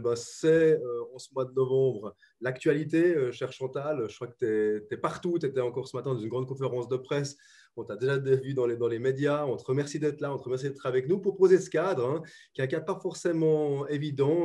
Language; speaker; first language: French; native; French